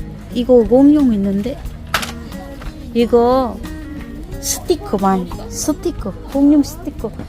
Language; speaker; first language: Korean; non-native, fluent; Filipino